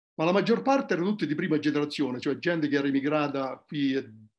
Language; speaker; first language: Italian; native; Italian